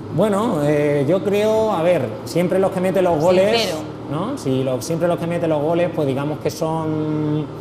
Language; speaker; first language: Spanish; native; Spanish